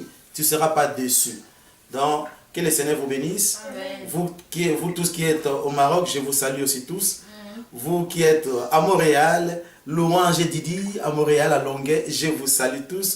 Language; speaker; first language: French; non-native, local second language; Lingala